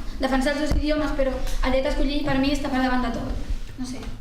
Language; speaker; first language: Catalan; non-native, local second language; Spanish